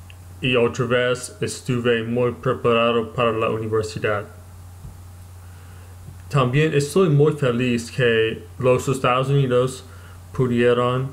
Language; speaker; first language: Spanish; non-native, learner; English